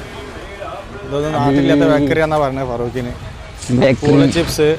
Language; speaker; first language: Malayalam; native; Malayalam